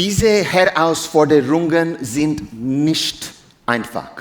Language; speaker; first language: German; non-native, learner; English